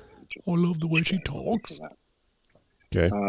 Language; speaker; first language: English; native; English